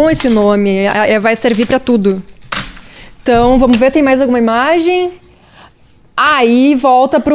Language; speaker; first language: Portuguese; native; Portuguese